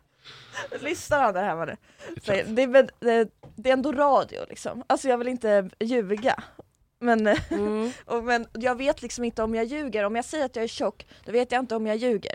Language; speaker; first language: Swedish; native; Swedish